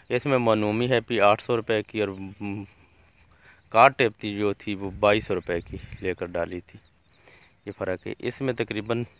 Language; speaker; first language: Urdu; non-native, local second language; Punjabi